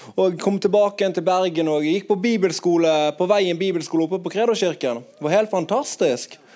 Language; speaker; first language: Norwegian; native; Norwegian